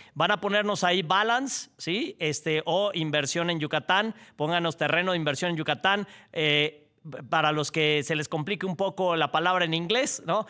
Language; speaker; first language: Spanish; native; Spanish